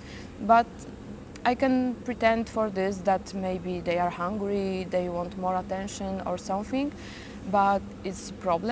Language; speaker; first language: English; non-native, fluent; Polish